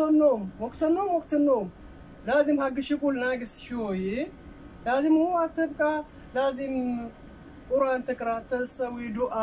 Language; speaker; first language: Arabic; non-native, learner; Amharic